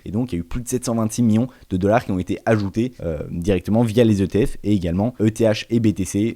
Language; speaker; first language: French; native; French